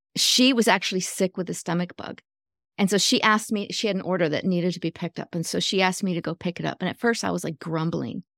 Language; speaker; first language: English; native; English